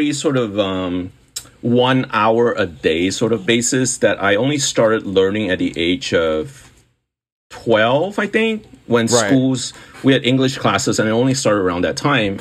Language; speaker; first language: English; non-native, local second language; Cantonese